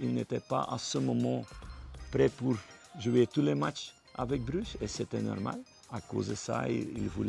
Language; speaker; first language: French; non-native, fluent; Dutch